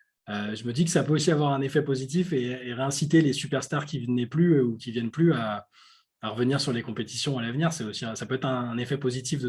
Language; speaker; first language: French; native; French